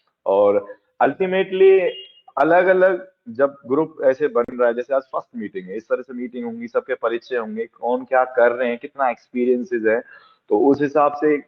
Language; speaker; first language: Hindi; native; Hindi